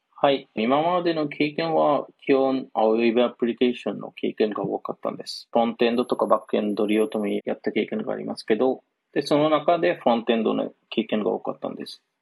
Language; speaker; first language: Japanese; non-native, fluent; Bangla